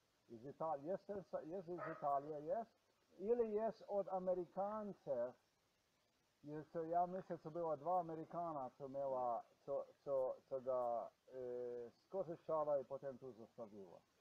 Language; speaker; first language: Polish; non-native, learner; Slovenian